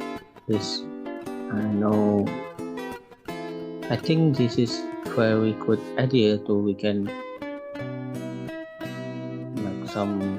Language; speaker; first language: English; non-native, learner; Indonesian